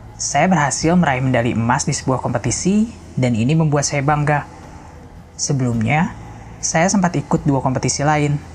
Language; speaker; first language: Indonesian; non-native, fluent; Persian